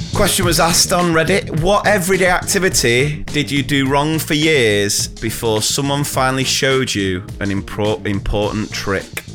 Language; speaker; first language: English; native; English